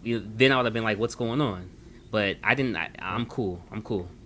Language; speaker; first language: English; native; English